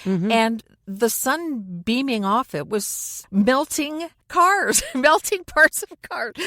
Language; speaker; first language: English; native; English